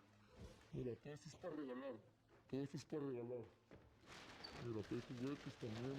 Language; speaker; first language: Spanish; native; Spanish